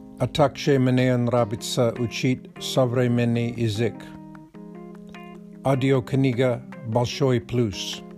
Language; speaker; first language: Russian; non-native, learner; English